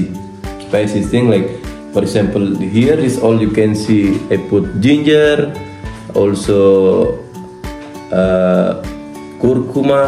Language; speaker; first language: English; non-native, fluent; Indonesian